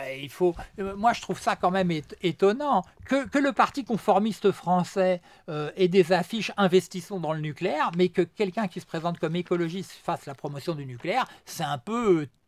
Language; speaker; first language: French; native; French